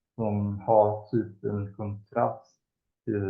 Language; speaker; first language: Swedish; non-native, fluent; Spanish